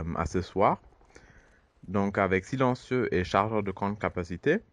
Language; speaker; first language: French; non-native, fluent; German